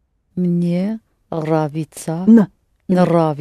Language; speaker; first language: Russian; non-native, learner; English